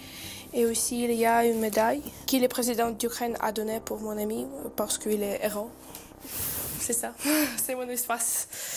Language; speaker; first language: French; non-native, learner; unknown